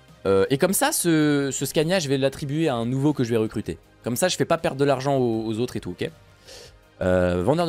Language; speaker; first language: French; native; French